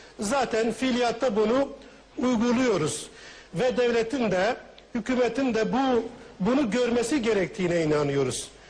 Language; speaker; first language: Turkish; non-native, local second language; Kurdish